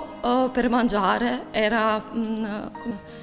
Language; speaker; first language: Italian; non-native, learner; Albanian